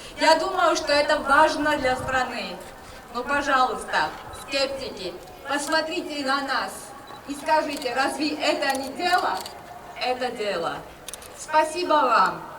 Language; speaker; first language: Russian; non-native, fluent; Georgian